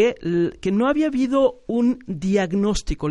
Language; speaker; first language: Spanish; native; Spanish